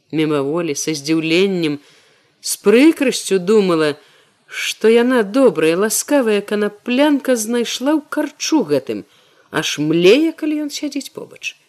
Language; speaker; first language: Belarusian; native; Belarusian